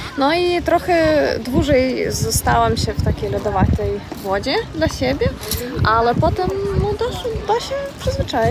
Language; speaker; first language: Polish; non-native, learner; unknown